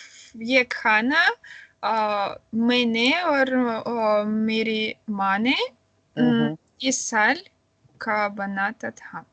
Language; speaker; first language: Hindi; non-native, learner; Russian